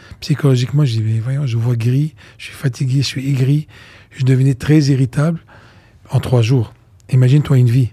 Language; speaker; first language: French; non-native, local second language; Arabic